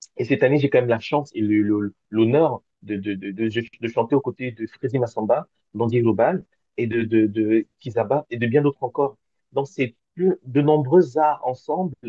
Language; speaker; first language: French; native; French